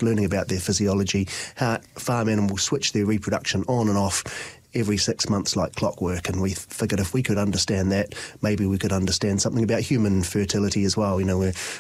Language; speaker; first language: English; native; English